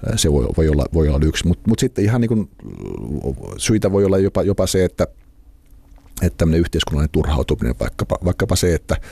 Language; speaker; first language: Finnish; native; Finnish